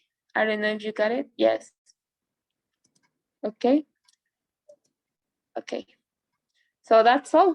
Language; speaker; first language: English; non-native, fluent; Spanish